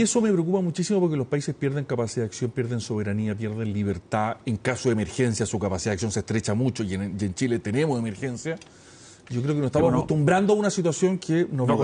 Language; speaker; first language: Spanish; native; Spanish